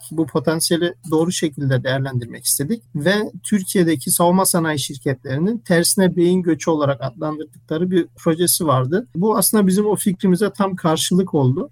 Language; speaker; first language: Turkish; early bilingual, heritage; Turkish